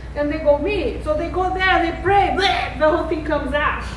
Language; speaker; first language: English; non-native, fluent; Portuguese